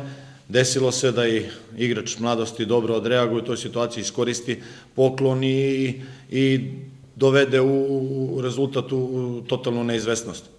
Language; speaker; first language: Serbian; native; Serbian